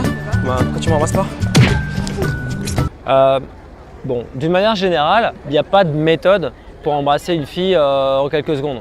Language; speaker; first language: French; native; French